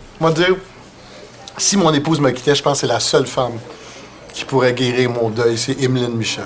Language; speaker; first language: French; native; French